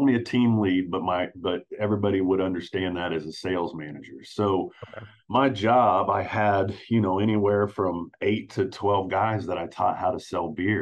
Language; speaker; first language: English; native; English